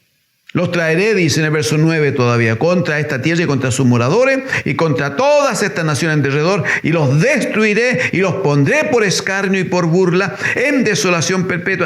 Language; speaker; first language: Spanish; native; Spanish